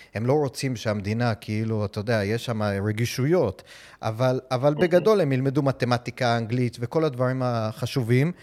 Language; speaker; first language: Hebrew; non-native, fluent; English